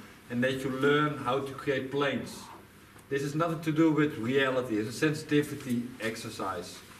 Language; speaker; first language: English; non-native, fluent; Dutch